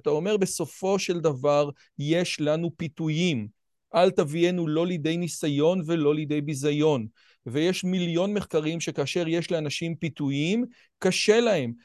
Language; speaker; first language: Hebrew; native; Hebrew